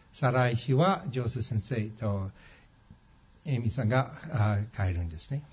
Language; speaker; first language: Japanese; non-native, fluent; English